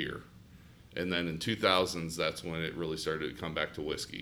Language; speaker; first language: English; native; English